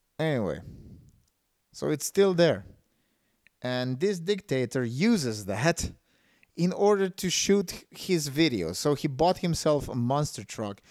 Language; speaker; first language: English; non-native, fluent; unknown